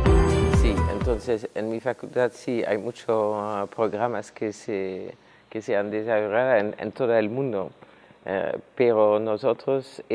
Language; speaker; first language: Spanish; non-native, fluent; Dutch